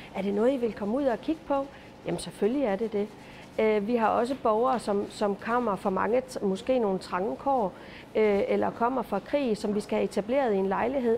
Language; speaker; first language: Danish; native; Danish